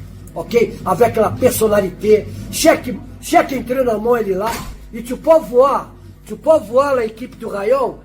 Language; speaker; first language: French; non-native, fluent; Portuguese